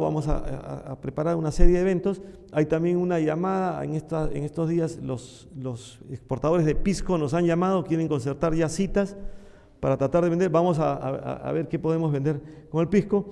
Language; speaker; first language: Spanish; native; Spanish